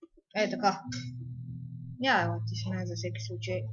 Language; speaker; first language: Bulgarian; native; Bulgarian